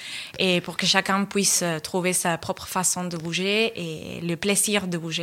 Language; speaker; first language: French; non-native, fluent; Spanish